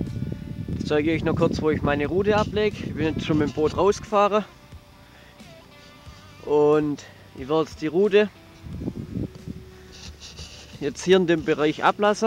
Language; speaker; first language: German; native; German